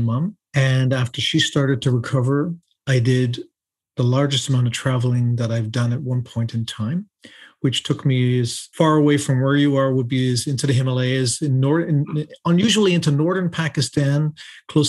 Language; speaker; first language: English; native; English